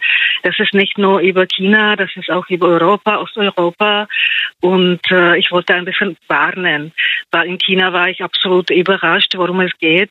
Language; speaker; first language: German; non-native, fluent; Czech